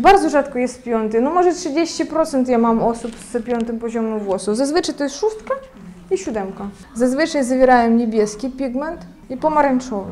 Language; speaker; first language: Polish; non-native, fluent; Ukrainian